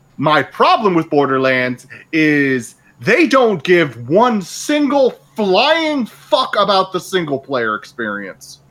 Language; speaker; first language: English; native; English